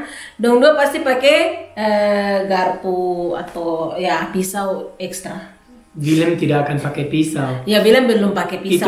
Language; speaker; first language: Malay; non-native, fluent; German